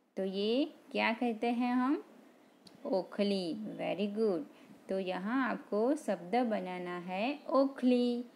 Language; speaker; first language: Hindi; non-native, local second language; Gujarati